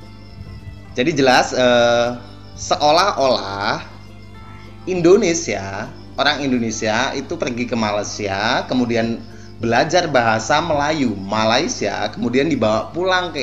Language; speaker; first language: Indonesian; native; Indonesian